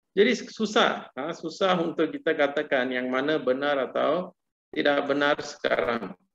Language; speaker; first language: Malay; non-native, local second language; Tamil